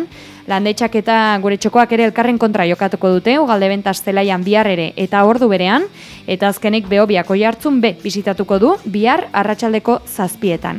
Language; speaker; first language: Basque; native; Basque